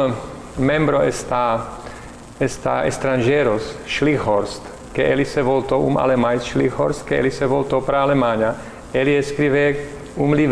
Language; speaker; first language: Portuguese; non-native, learner; Czech